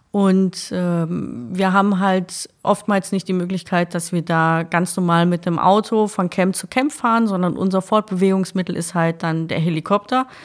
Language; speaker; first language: German; native; German